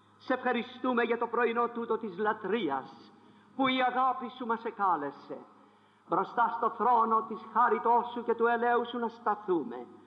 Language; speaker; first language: Greek; non-native, fluent; French